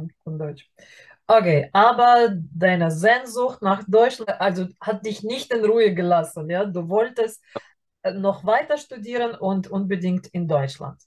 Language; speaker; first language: German; non-native, fluent; Russian